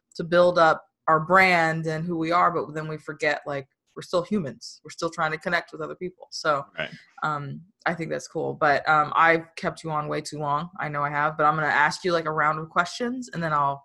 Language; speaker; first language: English; native; English